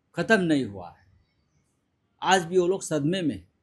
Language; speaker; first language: Hindi; non-native, local second language; Marathi